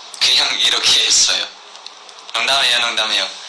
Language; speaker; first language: Korean; non-native, learner; Thai